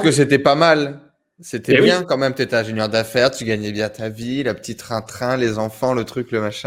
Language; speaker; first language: French; native; French